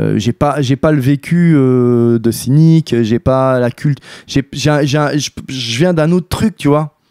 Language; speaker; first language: French; native; French